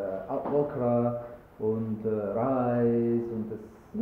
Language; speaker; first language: German; non-native, learner; Arabic